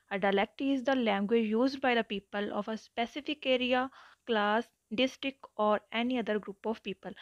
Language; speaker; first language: English; non-native, local second language; Punjabi